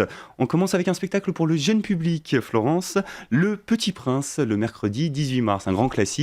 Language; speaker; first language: French; native; French